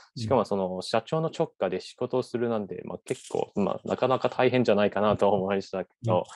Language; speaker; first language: Japanese; non-native, fluent; Cantonese